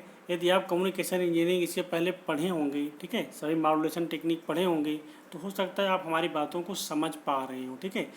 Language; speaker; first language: Hindi; native; Hindi